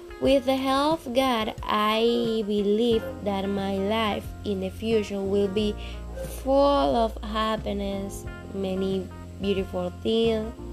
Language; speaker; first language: English; non-native, learner; Spanish